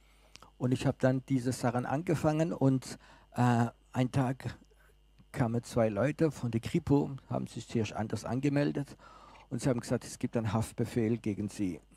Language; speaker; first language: German; non-native, fluent; French